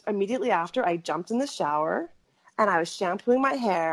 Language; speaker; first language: English; native; English